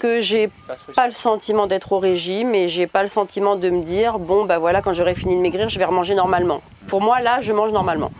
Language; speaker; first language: French; native; French